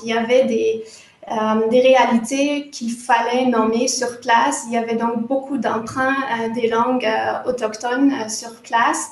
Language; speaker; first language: French; non-native, fluent; German